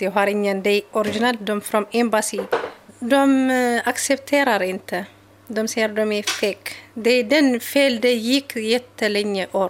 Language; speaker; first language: Swedish; non-native, learner; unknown